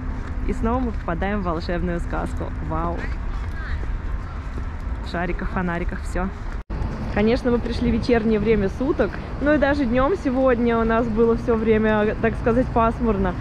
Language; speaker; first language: Russian; native; Russian